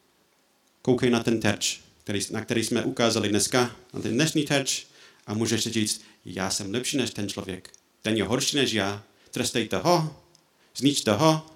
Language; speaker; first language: Czech; non-native, fluent; English